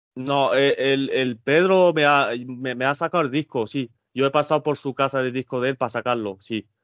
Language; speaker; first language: Spanish; early bilingual, other home language; French